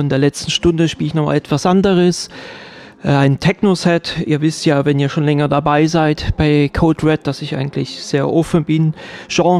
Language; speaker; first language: German; native; German